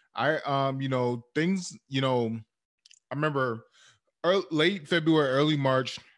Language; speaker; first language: English; early bilingual, other home language; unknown